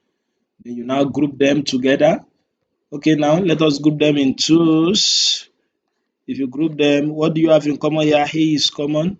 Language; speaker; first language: English; non-native, local second language; Yoruba